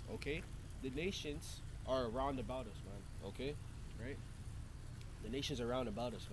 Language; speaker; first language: English; native; English